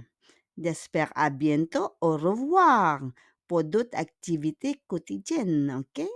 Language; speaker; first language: French; non-native, fluent; Filipino